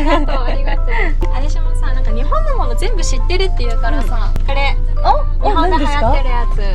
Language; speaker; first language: Japanese; native; Japanese